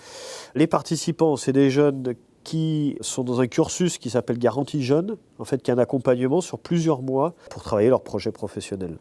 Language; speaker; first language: French; native; French